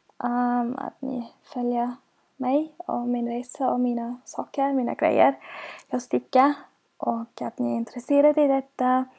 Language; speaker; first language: Swedish; non-native, fluent; German